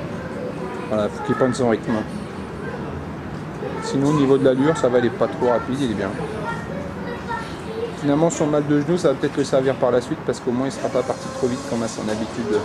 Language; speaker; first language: French; native; French